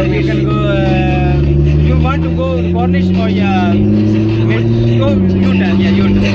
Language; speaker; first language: English; non-native, learner; Hindi